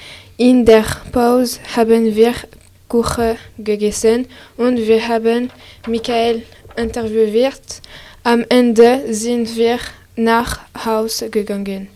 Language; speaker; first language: German; non-native, learner; French